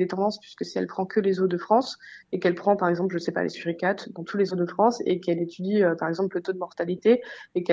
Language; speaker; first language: French; native; French